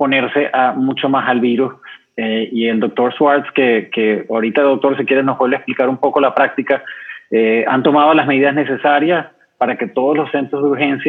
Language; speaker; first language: Spanish; native; Spanish